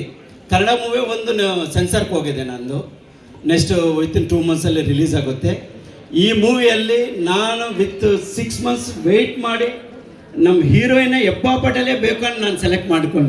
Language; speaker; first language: Kannada; non-native, learner; Telugu